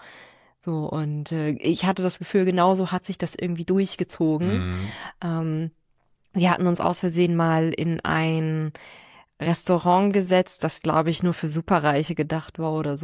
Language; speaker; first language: German; native; German